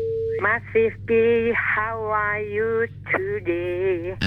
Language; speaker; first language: English; non-native, learner; Indonesian